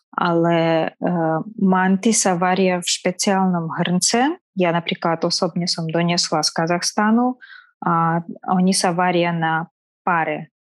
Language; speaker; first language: Slovak; non-native, fluent; Kazakh